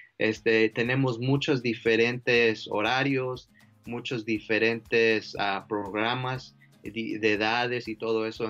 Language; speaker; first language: Spanish; early bilingual, heritage; Spanish